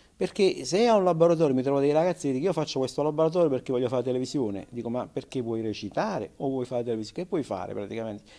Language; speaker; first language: Italian; native; Italian